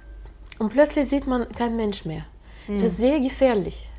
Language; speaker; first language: German; non-native, fluent; Russian